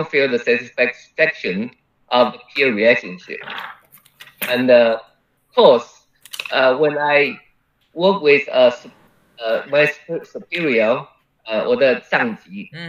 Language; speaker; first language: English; non-native, fluent; Chinese